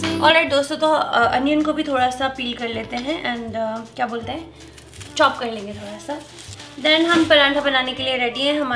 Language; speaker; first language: Hindi; native; Hindi